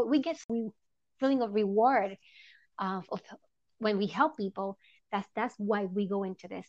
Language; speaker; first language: English; non-native, fluent; Spanish